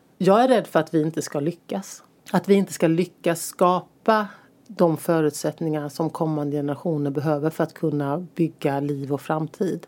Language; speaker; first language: Swedish; native; Swedish